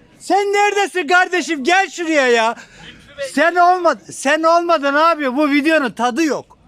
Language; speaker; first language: Turkish; native; Turkish